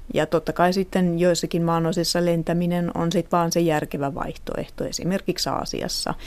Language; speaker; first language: Finnish; native; Finnish